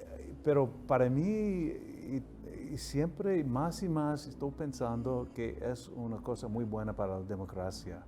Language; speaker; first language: Spanish; non-native, fluent; English